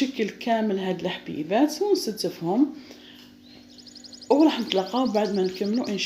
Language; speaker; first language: Arabic; native; Arabic